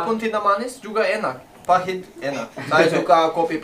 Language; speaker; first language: Indonesian; non-native, learner; Norwegian